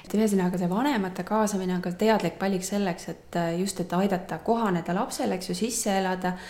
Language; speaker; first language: Estonian; native; Estonian